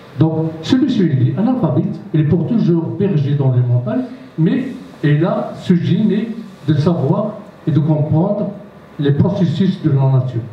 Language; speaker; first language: French; non-native, local second language; Berber languages